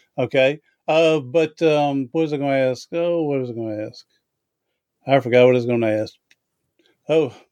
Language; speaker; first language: English; native; English